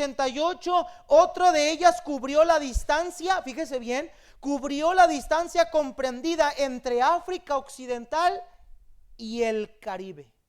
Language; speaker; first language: Spanish; native; Spanish